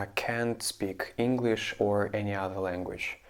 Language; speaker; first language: English; non-native, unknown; Russian